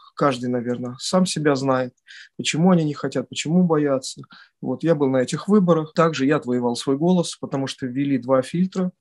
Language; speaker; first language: Russian; native; Russian